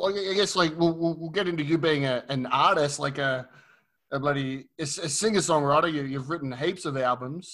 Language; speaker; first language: English; native; English